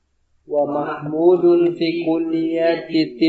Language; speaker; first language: Arabic; non-native, learner; Indonesian